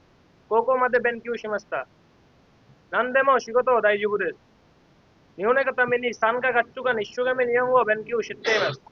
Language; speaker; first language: Japanese; non-native, learner; Bangla